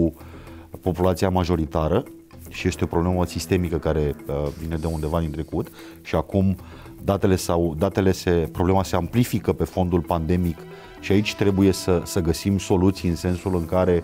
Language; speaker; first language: Romanian; native; Romanian